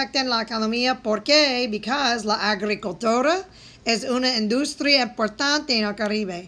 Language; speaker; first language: Spanish; non-native, fluent; English